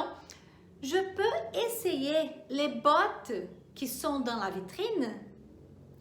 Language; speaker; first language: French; non-native, fluent; Portuguese